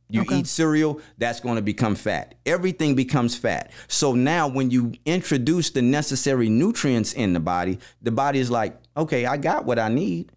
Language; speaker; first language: English; native; English